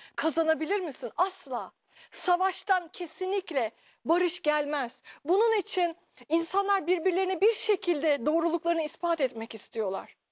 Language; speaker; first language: Turkish; native; Turkish